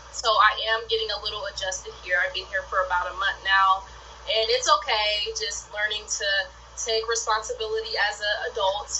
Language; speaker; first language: English; native; English